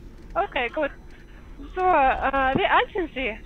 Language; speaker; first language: German; non-native, learner; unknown